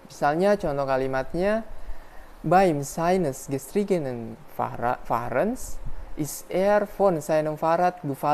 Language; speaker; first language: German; non-native, fluent; Indonesian